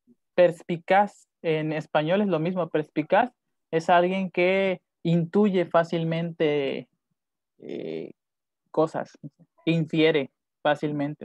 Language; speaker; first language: Spanish; native; Spanish